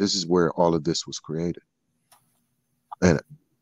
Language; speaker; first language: English; early bilingual, other home language; Filipino